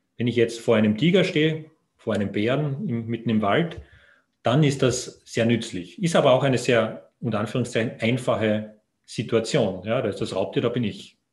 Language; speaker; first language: German; native; German